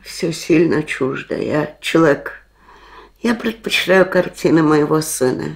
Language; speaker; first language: Russian; native; Russian